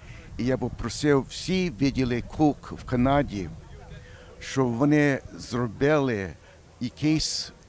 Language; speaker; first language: Ukrainian; early bilingual, heritage; Ukrainian